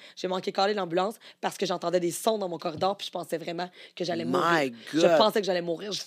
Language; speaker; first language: French; native; French